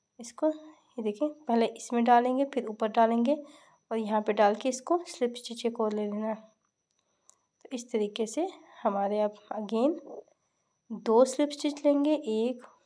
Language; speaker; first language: Urdu; native; Urdu